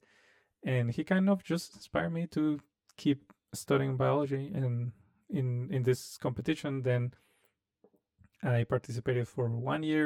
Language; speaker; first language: English; non-native, fluent; Spanish